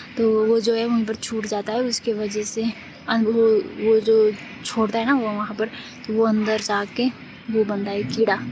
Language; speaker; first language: Hindi; non-native, fluent; Nepali